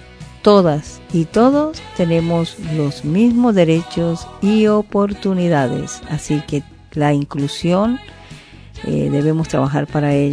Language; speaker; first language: Spanish; native; Spanish